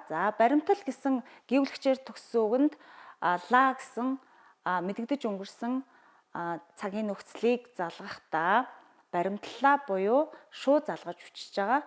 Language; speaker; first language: Mongolian; native; Mongolian